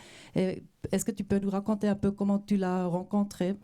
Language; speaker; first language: French; non-native, local second language; German